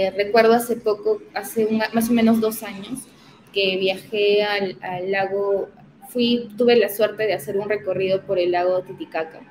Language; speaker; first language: Spanish; native; Spanish